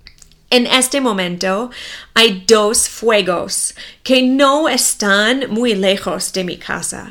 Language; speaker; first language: Spanish; non-native, fluent; English